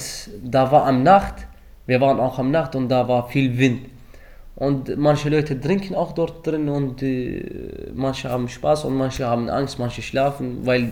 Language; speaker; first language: German; early bilingual, other home language; Arabic